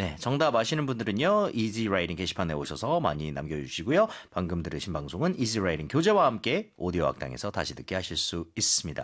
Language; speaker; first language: Korean; native; Korean